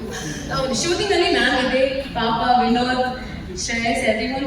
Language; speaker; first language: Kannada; non-native, learner; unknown